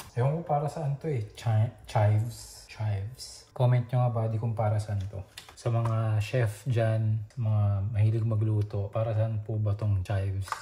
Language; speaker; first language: Filipino; native; Filipino